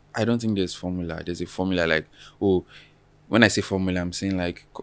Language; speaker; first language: English; non-native, local second language; Yoruba